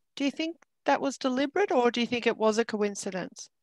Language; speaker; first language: English; native; English